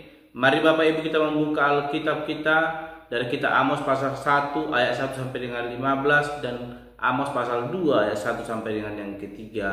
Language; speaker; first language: Indonesian; native; Indonesian